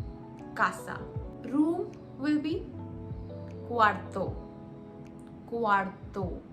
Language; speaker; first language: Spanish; non-native, fluent; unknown